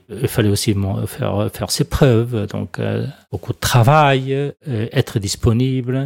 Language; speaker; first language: French; non-native, fluent; Portuguese